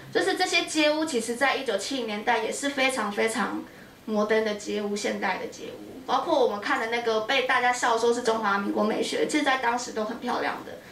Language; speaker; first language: Chinese; native; Chinese